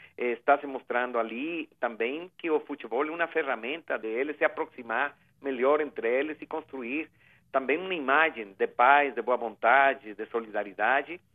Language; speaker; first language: Portuguese; non-native, fluent; Spanish